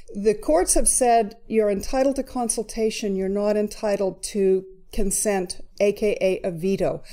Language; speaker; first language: English; native; English